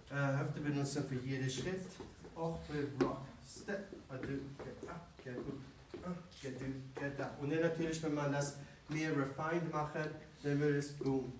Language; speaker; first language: German; non-native, fluent; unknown